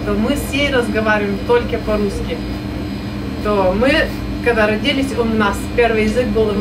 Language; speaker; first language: Russian; early bilingual, heritage; Russian